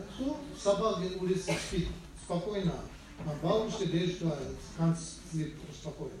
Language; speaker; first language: Russian; non-native, learner; Tibetan